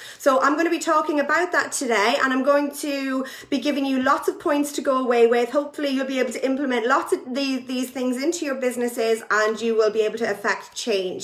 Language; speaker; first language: English; native; English